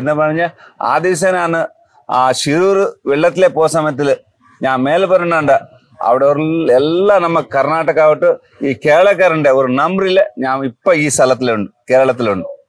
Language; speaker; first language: Malayalam; non-native, learner; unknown